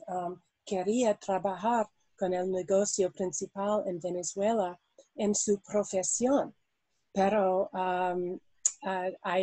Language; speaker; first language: Spanish; non-native, learner; English